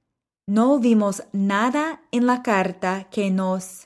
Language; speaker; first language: Spanish; non-native, fluent; English